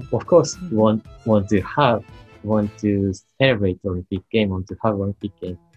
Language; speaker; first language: English; non-native, learner; Japanese